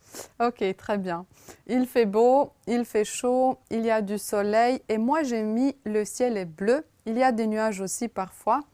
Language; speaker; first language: French; non-native, fluent; Romanian